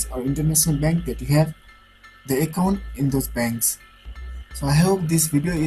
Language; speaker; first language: English; non-native, local second language; Nepali